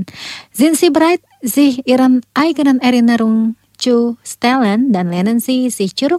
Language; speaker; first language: German; non-native, fluent; Indonesian